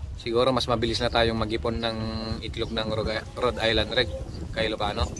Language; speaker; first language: Filipino; non-native, local second language; Iloko